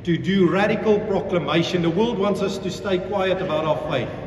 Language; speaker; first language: English; non-native, local second language; Afrikaans